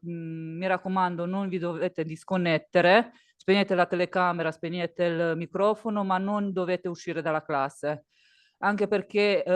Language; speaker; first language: Italian; native; Italian